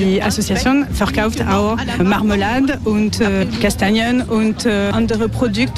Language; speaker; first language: German; non-native, learner; French